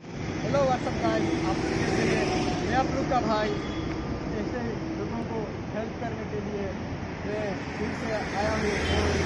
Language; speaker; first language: Hindi; non-native, local second language; Bangla